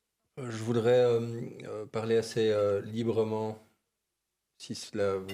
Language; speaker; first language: French; native; French